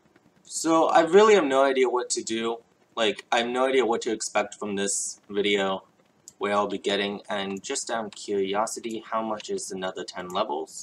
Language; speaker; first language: English; native; English